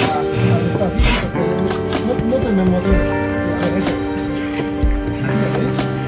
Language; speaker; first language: Spanish; native; Spanish